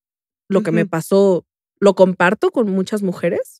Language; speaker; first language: Spanish; native; Spanish